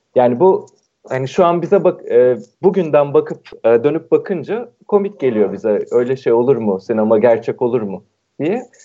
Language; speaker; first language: Turkish; native; Turkish